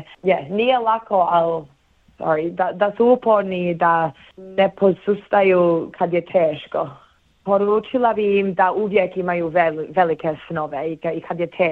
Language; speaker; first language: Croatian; early bilingual, heritage; Bosnian